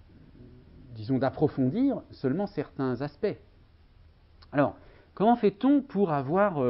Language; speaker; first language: French; native; French